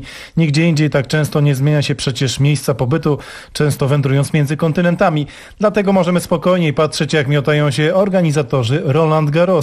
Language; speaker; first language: Polish; native; Polish